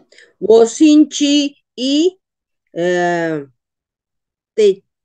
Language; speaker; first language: Chinese; non-native, learner; Spanish